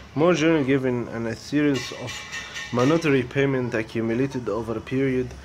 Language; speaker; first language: English; non-native, fluent; Arabic